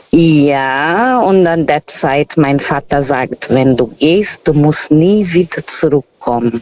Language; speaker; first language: German; non-native, fluent; Portuguese